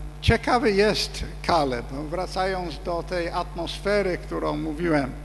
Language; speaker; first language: Polish; non-native, fluent; English